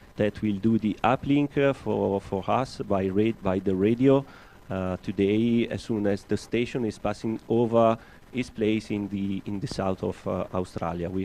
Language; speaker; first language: English; non-native, fluent; Italian